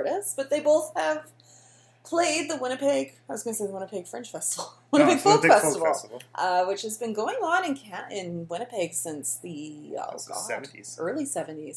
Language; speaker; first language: English; native; English